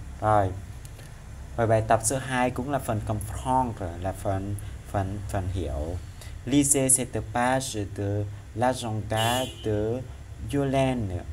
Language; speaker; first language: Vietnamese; non-native, local second language; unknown